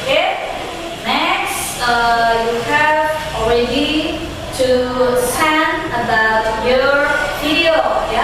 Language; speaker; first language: English; non-native, learner; Indonesian